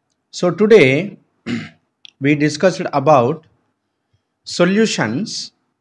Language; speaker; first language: English; non-native, local second language; Telugu